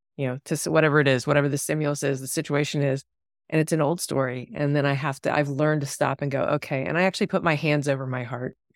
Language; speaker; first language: English; native; English